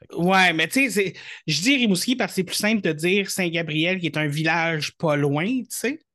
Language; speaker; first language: French; native; French